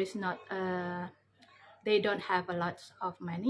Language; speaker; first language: English; non-native, learner; Indonesian